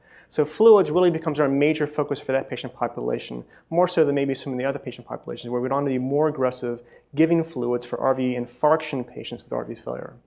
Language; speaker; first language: English; native; English